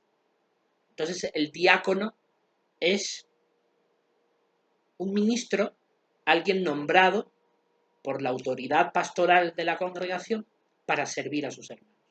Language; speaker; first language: Spanish; native; Spanish